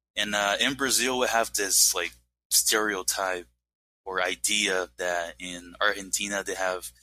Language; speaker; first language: English; non-native, fluent; Portuguese